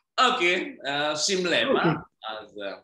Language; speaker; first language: Hebrew; non-native, learner; Indonesian